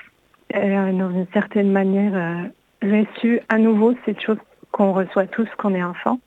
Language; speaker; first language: French; non-native, fluent; Hebrew